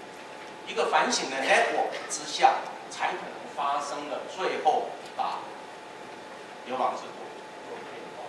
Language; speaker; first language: Chinese; native; Chinese